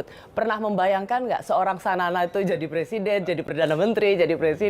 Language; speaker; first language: Indonesian; native; Indonesian